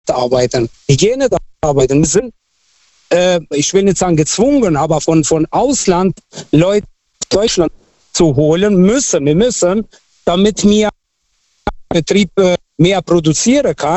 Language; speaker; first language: German; non-native, learner; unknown